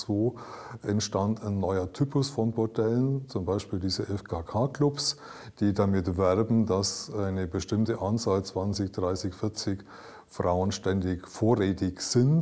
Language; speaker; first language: German; native; German